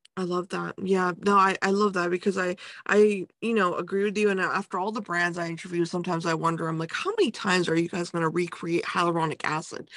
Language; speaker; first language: English; native; English